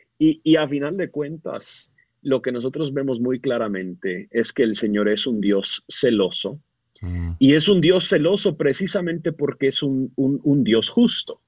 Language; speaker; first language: Spanish; early bilingual, other home language; English